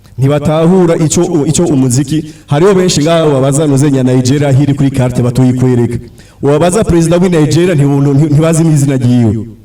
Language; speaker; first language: Rundi; early bilingual, heritage; Rundi